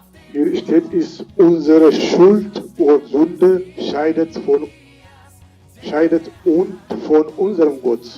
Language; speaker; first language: German; non-native, learner; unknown